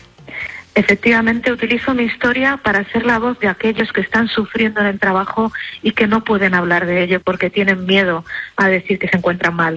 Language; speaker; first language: Spanish; native; Spanish